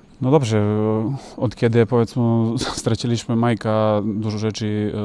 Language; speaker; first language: Polish; non-native, fluent; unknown